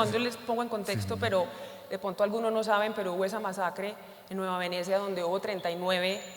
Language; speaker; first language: Spanish; native; Spanish